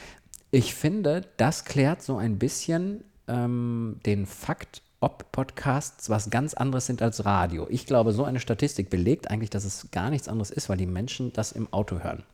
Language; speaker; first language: German; native; German